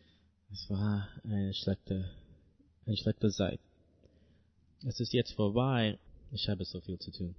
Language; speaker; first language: German; non-native, learner; English